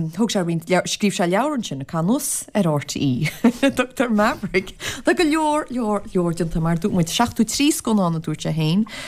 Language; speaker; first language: Irish; native; Irish